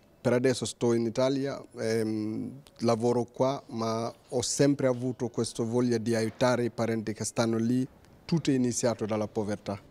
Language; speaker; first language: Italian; non-native, fluent; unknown